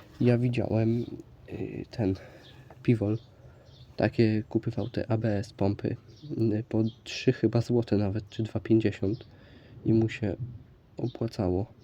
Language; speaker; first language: Polish; native; Polish